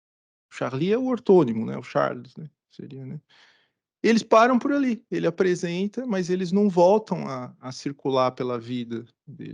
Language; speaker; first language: Portuguese; native; Portuguese